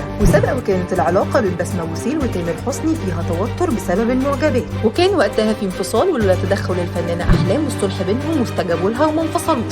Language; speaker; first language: Arabic; native; Arabic